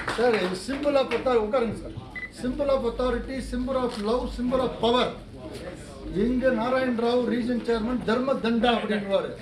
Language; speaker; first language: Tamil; non-native, local second language; Hindi